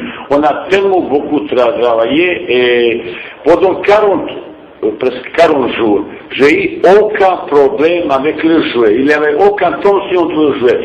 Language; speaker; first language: French; non-native, fluent; Bosnian